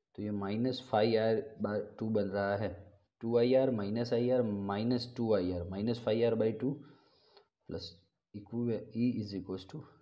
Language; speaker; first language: Hindi; non-native, local second language; Gujarati